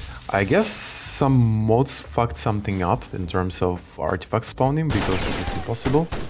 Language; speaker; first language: English; non-native, fluent; Russian